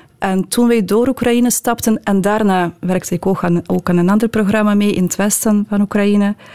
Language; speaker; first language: Dutch; non-native, fluent; Ukrainian